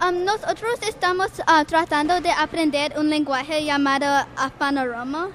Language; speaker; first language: Spanish; non-native, learner; English